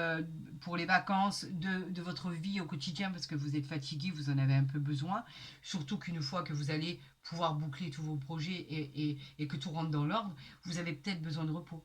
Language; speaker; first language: French; native; French